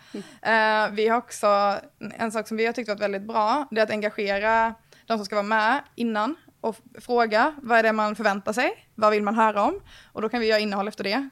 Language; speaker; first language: Swedish; native; Swedish